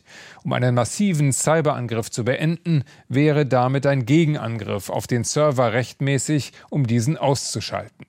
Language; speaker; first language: German; native; German